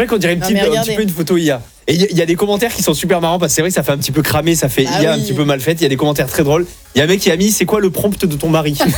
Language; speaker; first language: French; native; French